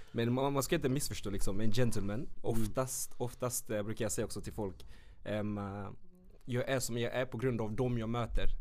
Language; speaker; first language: Swedish; early bilingual, other home language; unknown